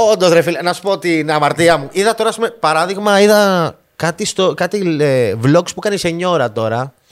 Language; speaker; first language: Greek; native; Greek